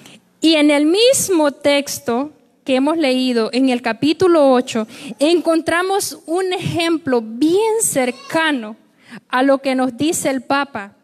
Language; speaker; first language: Spanish; native; Spanish